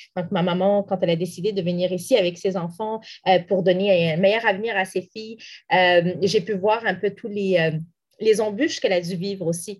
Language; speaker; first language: French; non-native, local second language; Arabic